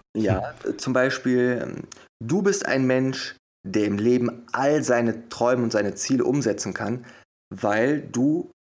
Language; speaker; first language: German; native; German